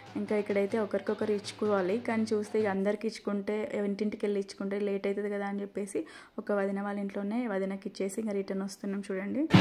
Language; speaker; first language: Telugu; non-native, local second language; Lambadi